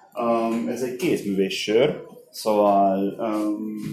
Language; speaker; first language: Hungarian; non-native, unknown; Spanish